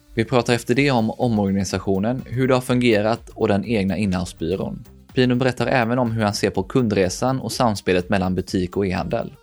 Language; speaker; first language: Swedish; native; Swedish